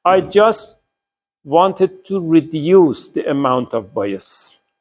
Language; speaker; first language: English; non-native, fluent; Persian